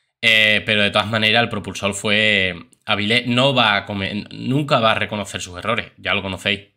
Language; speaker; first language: Spanish; native; Spanish